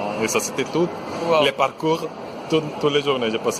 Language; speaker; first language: French; non-native, fluent; Spanish